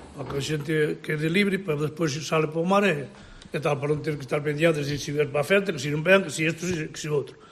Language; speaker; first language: Galician; native; Galician